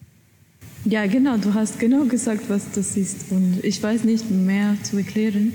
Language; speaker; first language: German; non-native, learner; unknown